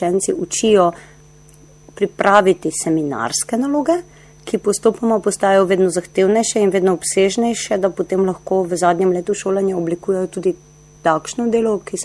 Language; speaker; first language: Slovenian; native; Slovenian